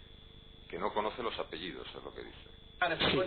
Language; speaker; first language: Spanish; native; Spanish